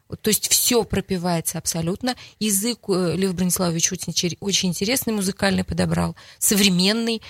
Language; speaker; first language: Russian; native; Russian